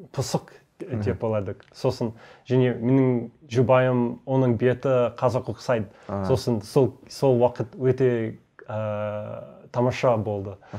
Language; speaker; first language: Kazakh; non-native, learner; English